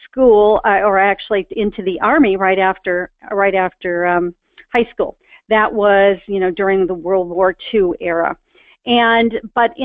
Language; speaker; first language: English; native; English